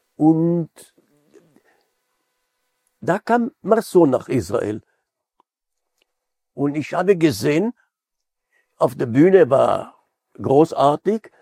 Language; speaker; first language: German; non-native, fluent; Hebrew